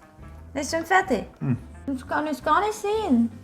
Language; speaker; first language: German; non-native, learner; Korean